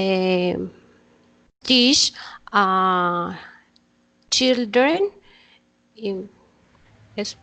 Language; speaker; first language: English; non-native, learner; Spanish